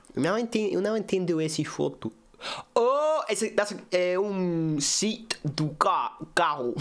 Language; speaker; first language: Portuguese; non-native, learner; English